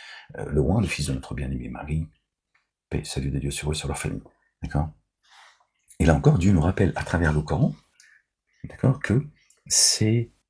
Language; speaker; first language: French; native; French